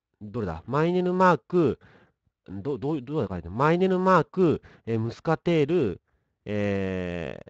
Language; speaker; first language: Japanese; native; Japanese